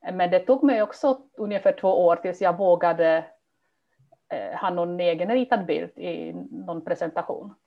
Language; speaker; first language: Swedish; non-native, fluent; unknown